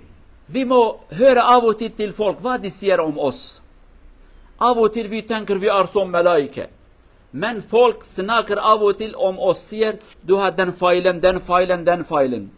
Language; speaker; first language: Swedish; non-native, learner; Norwegian